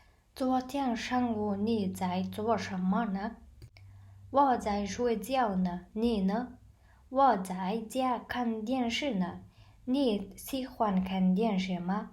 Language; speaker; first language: Chinese; non-native, fluent; Mongolian